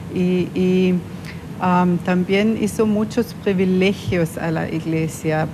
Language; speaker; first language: Spanish; non-native, fluent; German